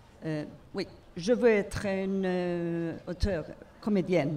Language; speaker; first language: French; non-native, learner; Swedish